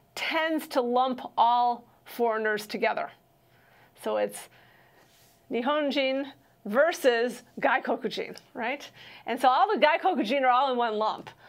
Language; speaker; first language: English; native; English